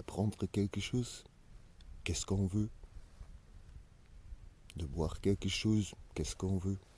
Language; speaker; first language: French; non-native, learner; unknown